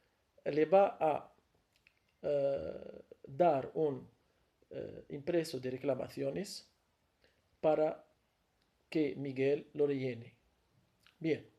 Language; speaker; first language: Spanish; non-native, fluent; Arabic